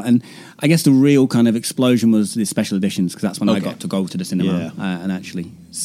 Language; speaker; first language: English; native; English